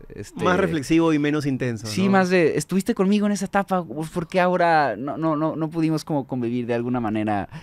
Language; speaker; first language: Spanish; native; Spanish